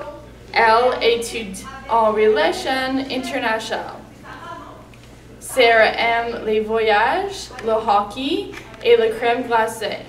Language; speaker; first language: French; non-native, learner; English